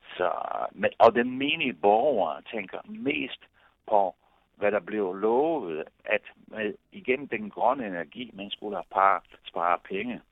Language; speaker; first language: Danish; non-native, fluent; Italian